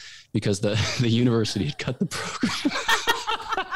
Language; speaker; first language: English; native; English